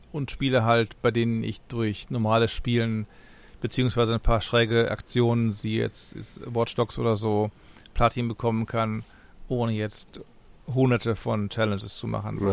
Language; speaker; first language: German; native; German